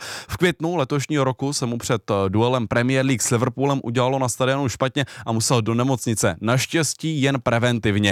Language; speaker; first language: Czech; native; Czech